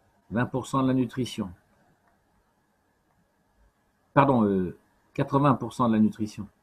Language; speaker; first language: French; native; French